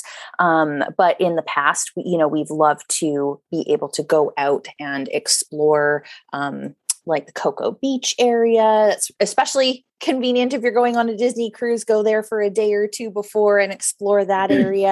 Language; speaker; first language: English; native; English